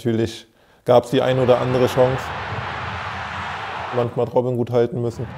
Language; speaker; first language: German; native; German